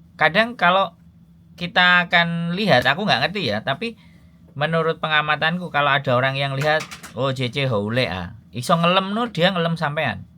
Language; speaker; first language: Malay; non-native, local second language; Javanese